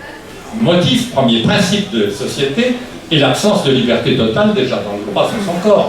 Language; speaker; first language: French; native; French